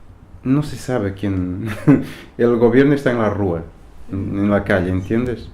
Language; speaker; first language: Spanish; non-native, fluent; Portuguese